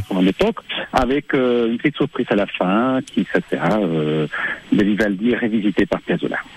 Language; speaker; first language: French; non-native, fluent; Spanish